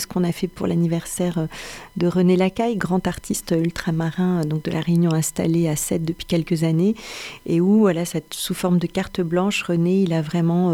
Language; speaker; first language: French; native; French